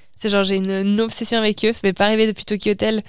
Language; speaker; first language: French; native; French